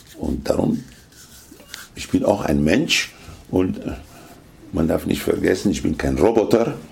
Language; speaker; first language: German; non-native, fluent; Spanish